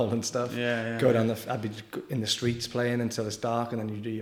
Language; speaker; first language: English; native; English